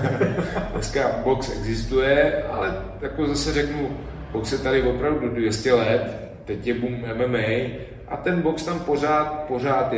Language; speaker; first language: Czech; native; Czech